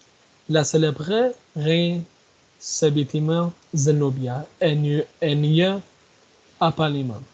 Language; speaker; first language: French; non-native, learner; Arabic